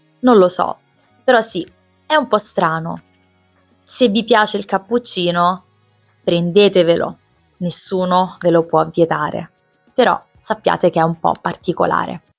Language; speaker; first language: Italian; native; Italian